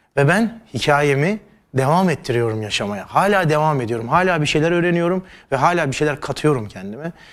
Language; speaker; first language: Turkish; native; Turkish